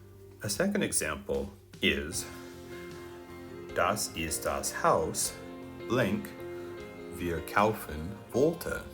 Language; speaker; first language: German; non-native, fluent; English